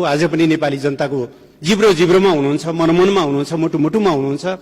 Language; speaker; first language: Nepali; native; Nepali